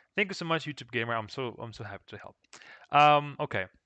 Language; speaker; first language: English; non-native, fluent; Russian